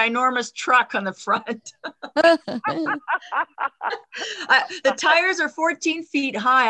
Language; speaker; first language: English; non-native, fluent; French